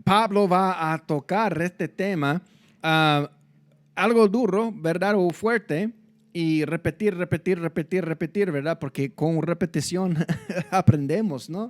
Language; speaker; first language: Spanish; non-native, fluent; English